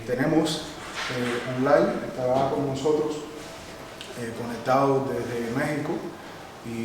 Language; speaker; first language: Spanish; native; Spanish